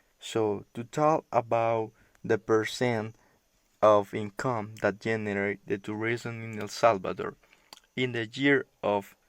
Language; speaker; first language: English; non-native, learner; Spanish